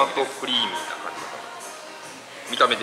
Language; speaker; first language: Japanese; native; Japanese